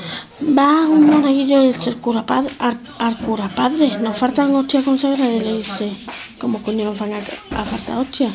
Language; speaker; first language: Spanish; native; Spanish